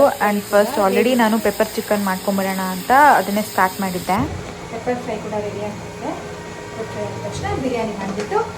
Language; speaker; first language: Kannada; native; Kannada